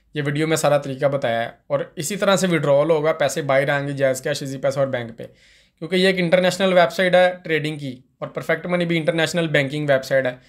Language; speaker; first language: Urdu; non-native, local second language; Punjabi